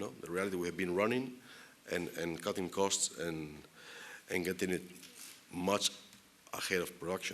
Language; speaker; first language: English; non-native, fluent; Spanish